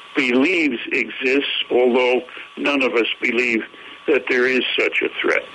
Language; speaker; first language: English; native; English